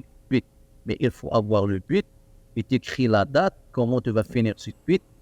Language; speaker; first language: French; non-native, learner; Arabic